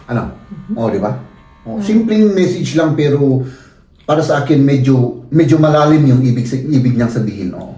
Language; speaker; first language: Filipino; non-native, fluent; German